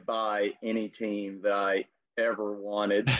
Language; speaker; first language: English; native; English